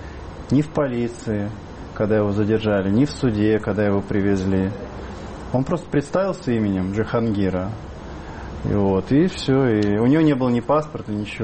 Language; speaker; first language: Russian; native; Russian